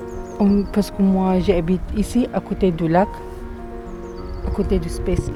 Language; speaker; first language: French; non-native, learner; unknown